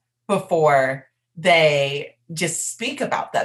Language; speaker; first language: English; native; English